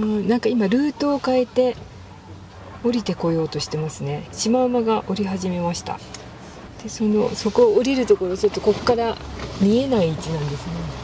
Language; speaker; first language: Japanese; native; Japanese